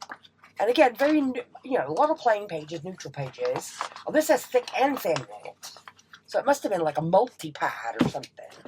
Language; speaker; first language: English; native; English